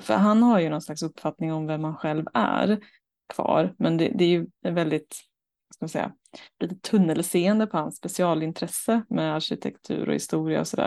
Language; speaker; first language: Swedish; native; Swedish